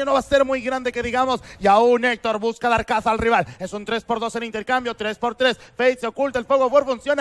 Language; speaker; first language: Spanish; native; Spanish